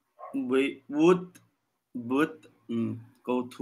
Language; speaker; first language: English; non-native, learner; Chinese